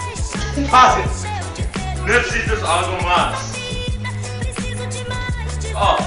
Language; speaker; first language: Spanish; non-native, learner; English